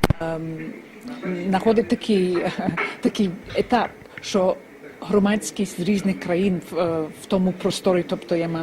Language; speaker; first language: Ukrainian; early bilingual, heritage; Ukrainian